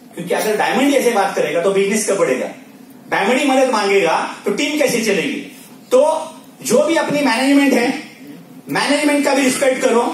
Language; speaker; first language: Hindi; non-native, local second language; Marathi